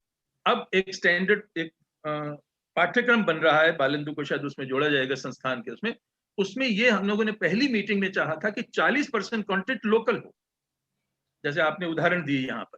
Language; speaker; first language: Hindi; native; Hindi